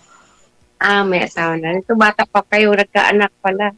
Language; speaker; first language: Filipino; non-native, local second language; Cebuano